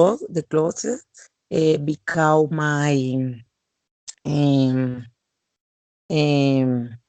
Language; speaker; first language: English; non-native, learner; Spanish